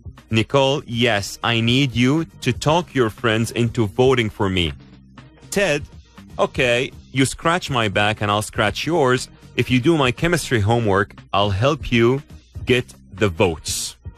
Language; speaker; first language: English; non-native, fluent; Arabic